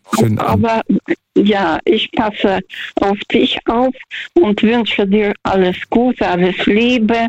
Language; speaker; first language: German; non-native, fluent; Russian